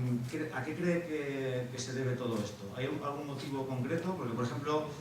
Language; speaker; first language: Spanish; native; Spanish